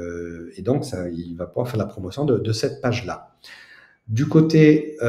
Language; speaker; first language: French; native; French